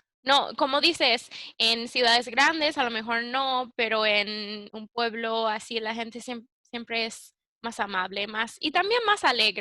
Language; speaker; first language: Spanish; early bilingual, heritage; English